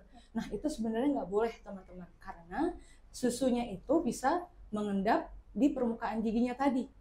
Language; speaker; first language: Indonesian; native; Indonesian